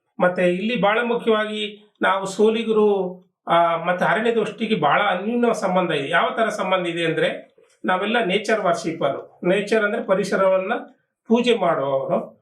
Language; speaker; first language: Kannada; non-native, local second language; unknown